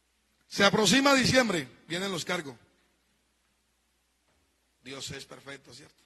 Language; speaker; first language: Spanish; native; Spanish